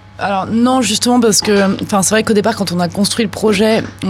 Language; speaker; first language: French; native; French